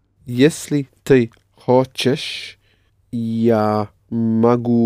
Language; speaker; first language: Russian; non-native, learner; English